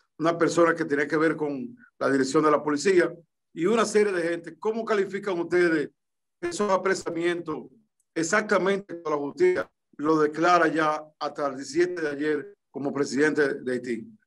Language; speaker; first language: Spanish; native; Spanish